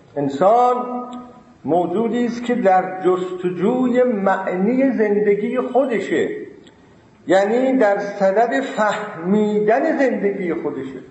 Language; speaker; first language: Persian; non-native, local second language; Azerbaijani